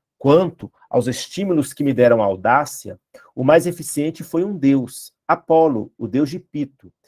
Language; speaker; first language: Portuguese; native; Portuguese